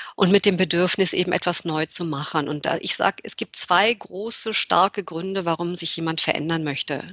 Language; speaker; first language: German; native; German